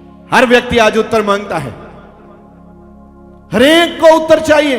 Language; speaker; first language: Hindi; non-native, local second language; Punjabi